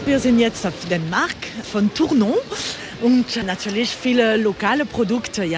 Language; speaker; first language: German; non-native, fluent; French